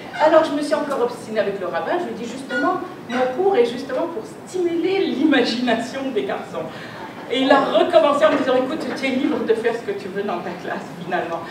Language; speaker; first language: French; native; French